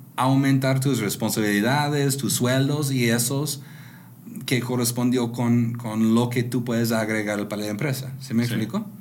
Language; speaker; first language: Spanish; non-native, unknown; English